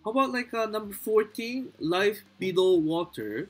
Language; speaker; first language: English; non-native, learner; Japanese